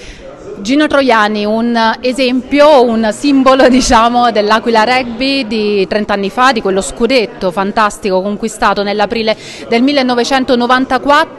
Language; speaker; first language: Italian; native; Italian